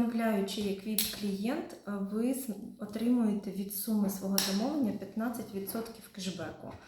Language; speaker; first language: Ukrainian; non-native, local second language; Russian